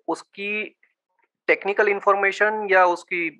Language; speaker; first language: Hindi; non-native, local second language; Gujarati